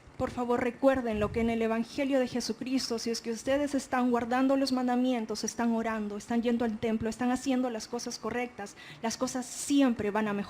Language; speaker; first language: Spanish; native; Spanish